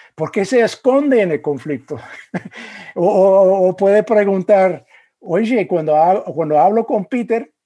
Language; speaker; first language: Spanish; non-native, fluent; English